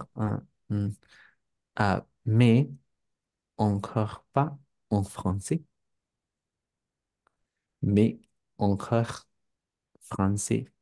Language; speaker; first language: French; non-native, learner; Spanish